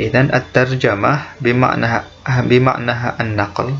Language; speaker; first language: Arabic; non-native, fluent; Indonesian